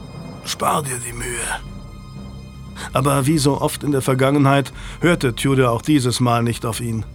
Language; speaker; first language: German; native; German